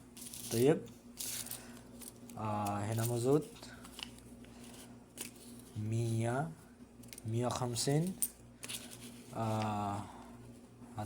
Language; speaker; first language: Arabic; non-native, learner; Bangla